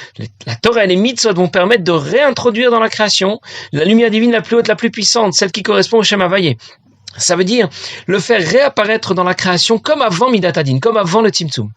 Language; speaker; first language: French; native; French